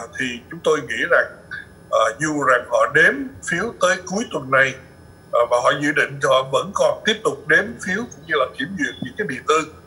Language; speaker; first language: Vietnamese; early bilingual, other home language; English